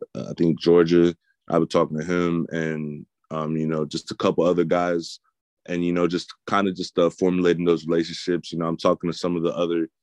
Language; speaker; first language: English; native; English